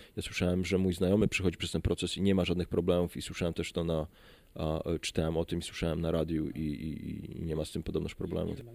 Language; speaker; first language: Polish; early bilingual, heritage; Polish